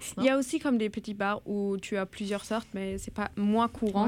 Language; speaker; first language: French; non-native, fluent; German